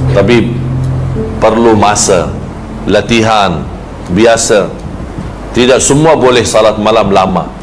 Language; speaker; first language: Malay; non-native, fluent; Arabic